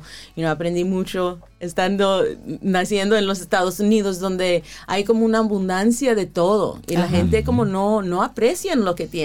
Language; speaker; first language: Spanish; early bilingual, heritage; Spanish